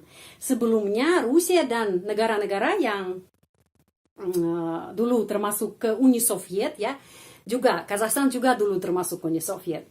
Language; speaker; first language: Indonesian; non-native, fluent; Russian